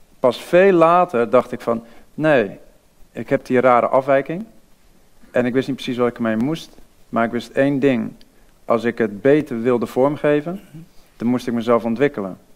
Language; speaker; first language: Dutch; native; Dutch